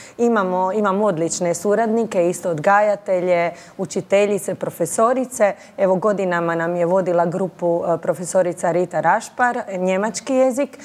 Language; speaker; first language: Croatian; native; Croatian